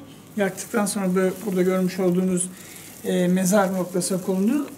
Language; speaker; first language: Turkish; native; Turkish